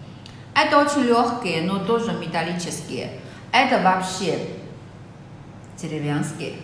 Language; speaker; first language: Russian; non-native, learner; Chinese